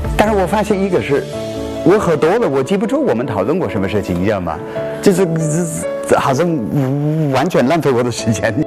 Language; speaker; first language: Chinese; non-native, fluent; English